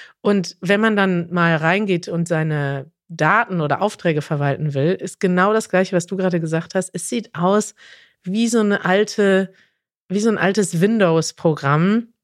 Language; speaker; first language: German; native; German